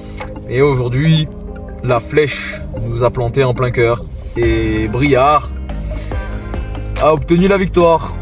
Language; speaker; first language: French; native; French